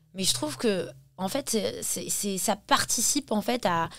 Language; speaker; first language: French; early bilingual, heritage; English